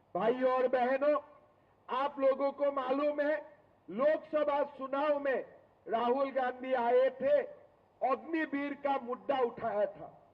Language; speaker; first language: Hindi; non-native, local second language; Assamese